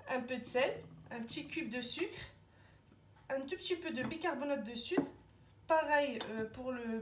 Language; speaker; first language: French; non-native, local second language; Arabic